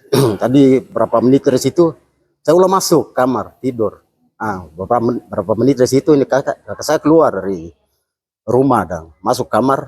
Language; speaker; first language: Indonesian; non-native, local second language; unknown